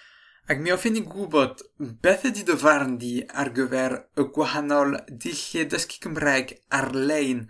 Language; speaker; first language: Welsh; non-native, fluent; French